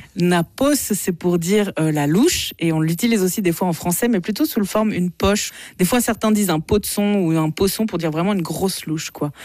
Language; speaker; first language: French; native; French